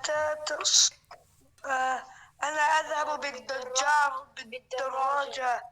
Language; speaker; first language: Arabic; non-native, learner; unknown